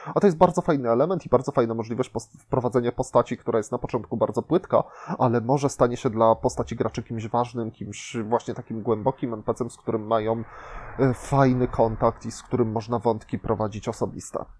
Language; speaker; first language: Polish; native; Polish